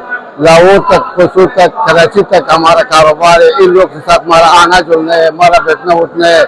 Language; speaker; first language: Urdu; non-native, learner; Pashto